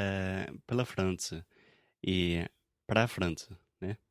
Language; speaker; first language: Portuguese; non-native, fluent; English